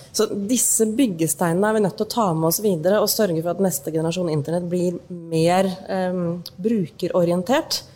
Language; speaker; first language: Norwegian; native; Norwegian